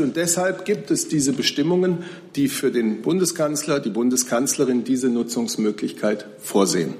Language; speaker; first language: German; native; German